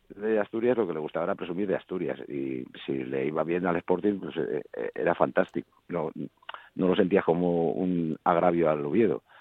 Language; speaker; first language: Spanish; native; Spanish